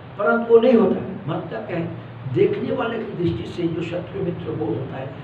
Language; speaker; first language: Hindi; non-native, local second language; Malayalam